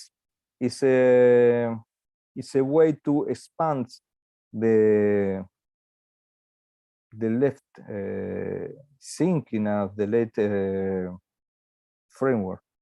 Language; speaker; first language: English; non-native, learner; Spanish